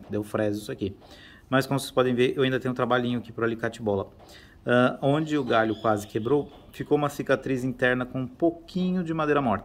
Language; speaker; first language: Portuguese; native; Portuguese